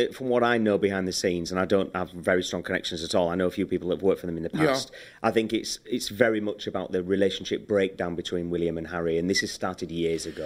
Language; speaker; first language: English; native; English